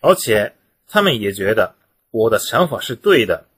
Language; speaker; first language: Chinese; non-native, fluent; Japanese